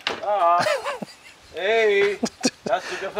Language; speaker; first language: German; non-native, learner; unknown